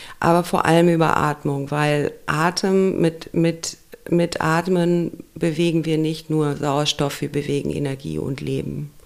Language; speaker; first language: German; early bilingual, other home language; Romanian